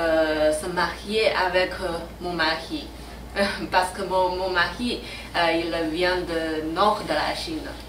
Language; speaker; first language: French; non-native, learner; Chinese